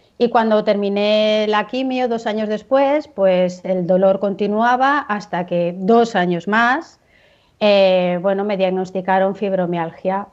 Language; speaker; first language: Spanish; native; Spanish